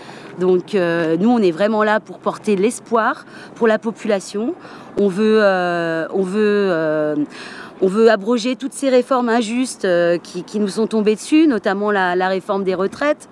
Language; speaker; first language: French; native; French